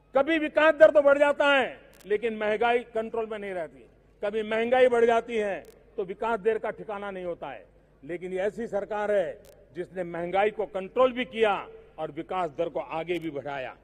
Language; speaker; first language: Hindi; non-native, local second language; Gujarati